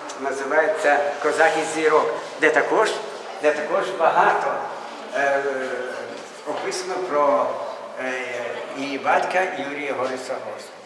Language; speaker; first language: Ukrainian; native; Ukrainian